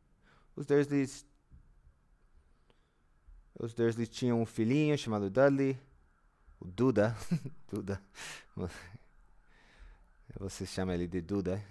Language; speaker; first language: Portuguese; non-native, fluent; English